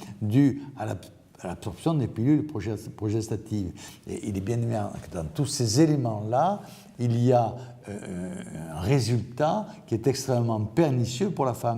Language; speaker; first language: French; native; French